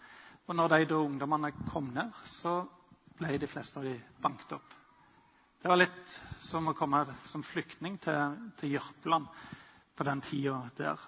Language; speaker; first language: Norwegian; native; Norwegian